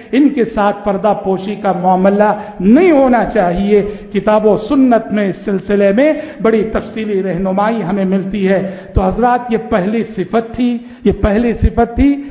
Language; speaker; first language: Urdu; native; Urdu